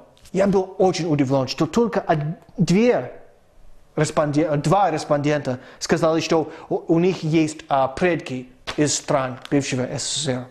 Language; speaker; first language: Russian; non-native, fluent; English